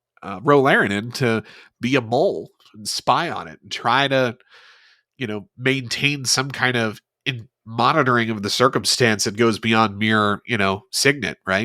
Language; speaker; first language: English; native; English